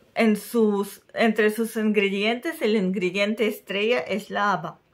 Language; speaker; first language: Spanish; non-native, fluent; Russian